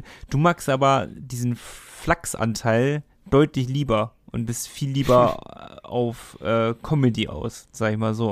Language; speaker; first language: German; native; German